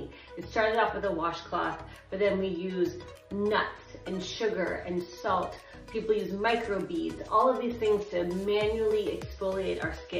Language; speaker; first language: English; native; English